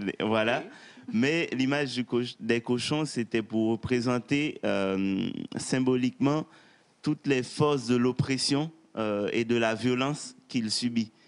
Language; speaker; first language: French; non-native, local second language; Haitian Creole